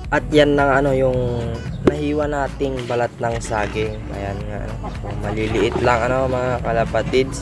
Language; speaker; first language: Filipino; native; Filipino